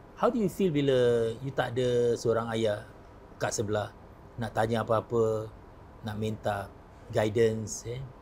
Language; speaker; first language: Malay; native; Malay